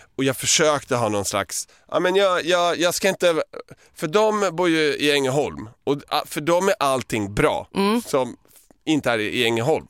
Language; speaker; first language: Swedish; early bilingual, other home language; Serbian